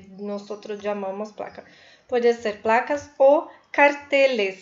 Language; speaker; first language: Spanish; non-native, fluent; Portuguese